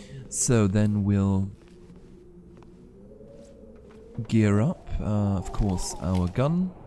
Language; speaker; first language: English; native; English